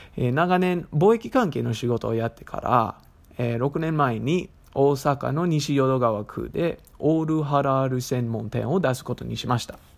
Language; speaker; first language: Japanese; non-native, fluent; English